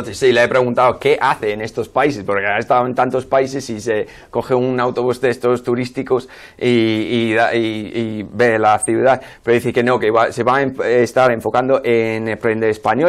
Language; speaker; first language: Spanish; non-native, fluent; English